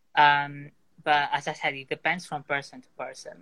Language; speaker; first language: English; non-native, fluent; Portuguese